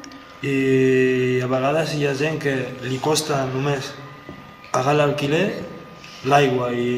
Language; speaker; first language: Catalan; early bilingual, other home language; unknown